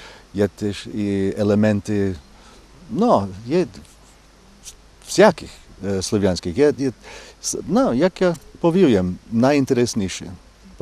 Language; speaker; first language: Ukrainian; non-native, fluent; English